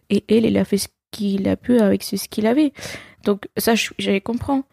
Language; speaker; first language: French; non-native, fluent; Spanish